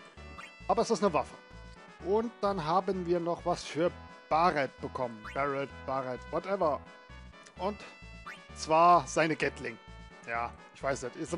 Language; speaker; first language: German; native; German